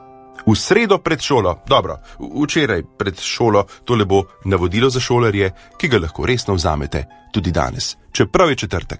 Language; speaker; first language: Slovenian; native; Slovenian